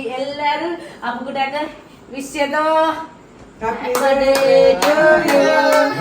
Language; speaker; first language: Malayalam; non-native, learner; Nepali